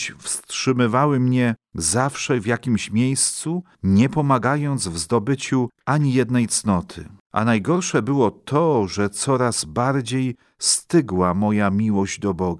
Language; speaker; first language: Polish; native; Polish